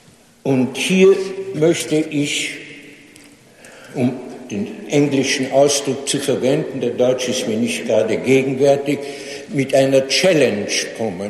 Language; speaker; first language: German; non-native, fluent; English